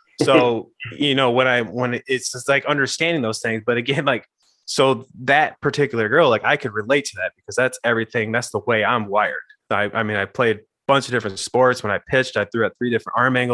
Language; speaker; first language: English; native; English